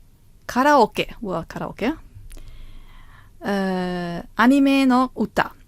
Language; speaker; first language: Japanese; non-native, fluent; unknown